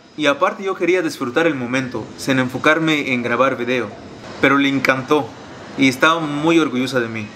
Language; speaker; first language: Spanish; non-native, fluent; Arabic